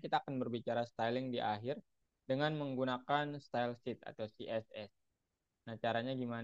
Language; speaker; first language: Indonesian; native; Indonesian